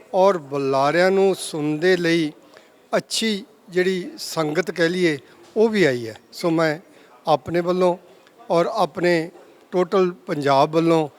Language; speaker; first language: Punjabi; native; Punjabi